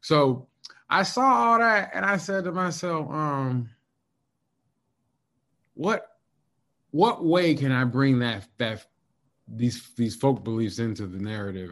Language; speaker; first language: English; native; English